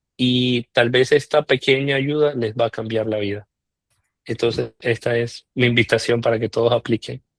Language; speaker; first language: Spanish; native; Spanish